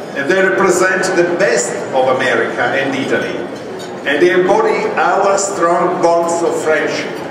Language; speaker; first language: English; non-native, fluent; Italian